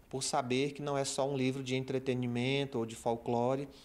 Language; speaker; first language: Portuguese; native; Portuguese